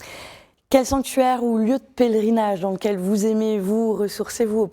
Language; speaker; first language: French; native; French